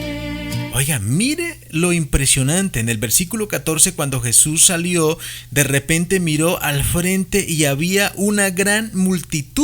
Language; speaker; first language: Spanish; native; Spanish